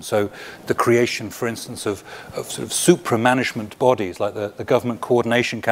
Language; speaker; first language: English; native; English